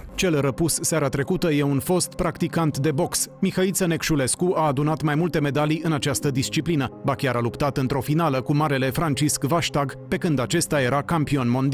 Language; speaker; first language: Romanian; native; Romanian